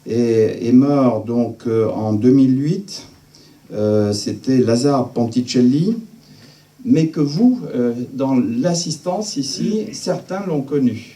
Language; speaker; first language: French; native; French